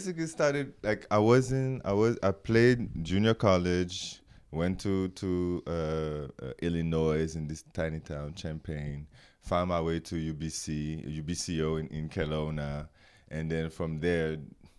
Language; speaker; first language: English; non-native, fluent; French